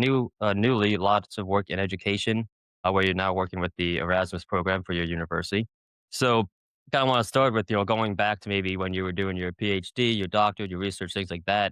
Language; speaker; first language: English; native; English